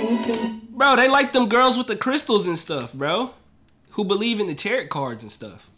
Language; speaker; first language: English; native; English